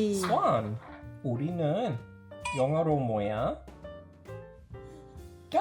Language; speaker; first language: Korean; non-native, learner; English